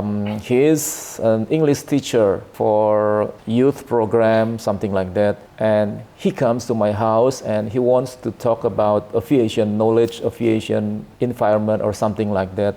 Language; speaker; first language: English; non-native, learner; Indonesian